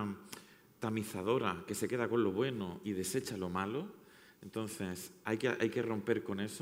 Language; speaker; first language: Spanish; native; Spanish